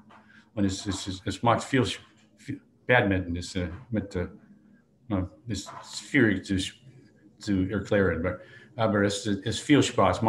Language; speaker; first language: German; non-native, learner; English